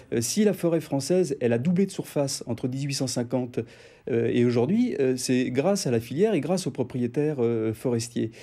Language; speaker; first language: French; native; French